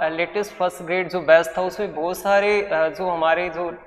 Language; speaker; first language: Hindi; native; Hindi